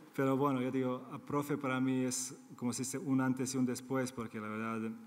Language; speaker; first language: Spanish; non-native, fluent; Serbian